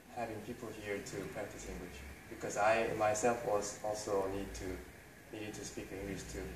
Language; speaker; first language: English; non-native, fluent; Korean